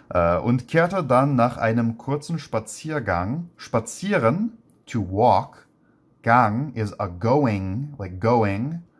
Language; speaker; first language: German; non-native, fluent; English